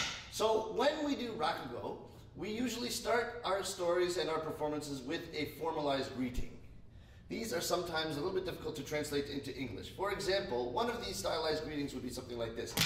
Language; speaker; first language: English; native; English